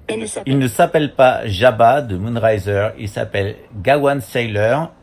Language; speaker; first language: French; native; French